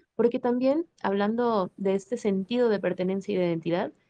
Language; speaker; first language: Spanish; native; Spanish